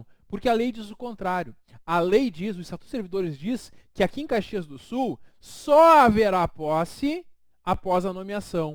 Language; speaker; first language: Portuguese; native; Portuguese